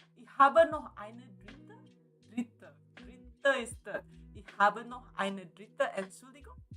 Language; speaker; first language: German; non-native, learner; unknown